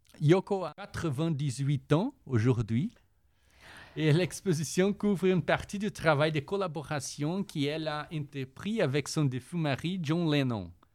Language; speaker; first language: French; non-native, fluent; Portuguese